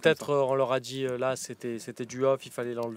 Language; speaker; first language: French; native; French